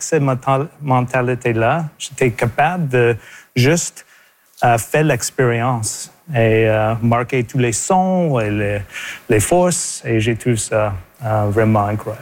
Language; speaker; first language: French; native; French